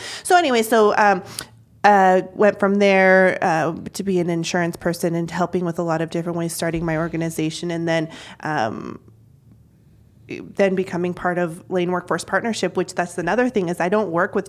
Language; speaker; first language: English; native; English